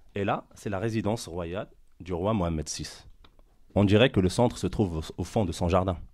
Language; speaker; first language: French; non-native, local second language; Arabic